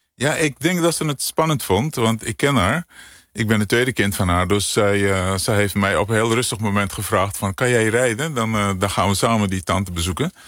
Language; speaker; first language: Dutch; native; Dutch